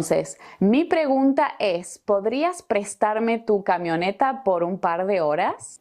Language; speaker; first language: Spanish; native; Spanish